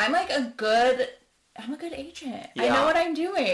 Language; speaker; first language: English; native; English